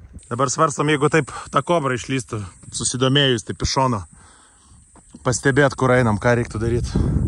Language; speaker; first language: Lithuanian; native; Lithuanian